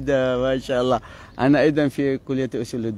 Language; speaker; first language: Arabic; non-native, fluent; Maranao